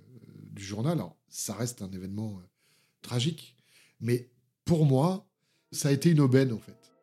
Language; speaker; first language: French; native; French